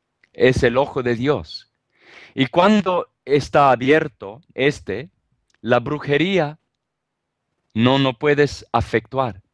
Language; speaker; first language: Spanish; non-native, fluent; Italian